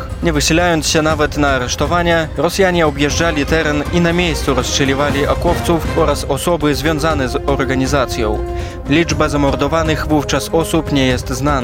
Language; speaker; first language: Polish; native; Polish